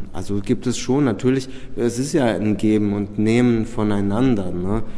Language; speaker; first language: German; early bilingual, other home language; Czech